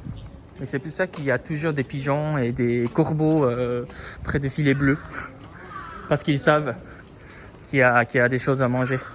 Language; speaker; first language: French; non-native, fluent; Japanese